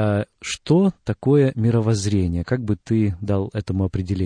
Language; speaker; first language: Russian; native; Russian